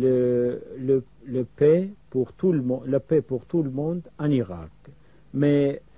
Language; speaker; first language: French; non-native, fluent; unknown